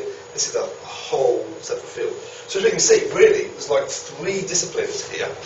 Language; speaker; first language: English; native; English